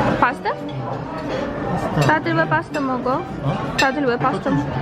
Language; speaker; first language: Korean; non-native, learner; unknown